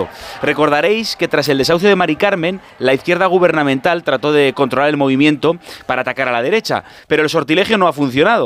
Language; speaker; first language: Spanish; native; Spanish